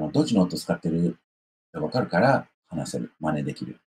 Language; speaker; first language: Japanese; non-native, fluent; English